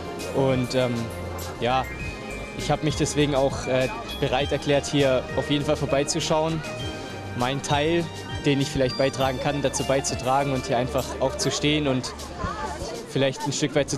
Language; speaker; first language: German; native; German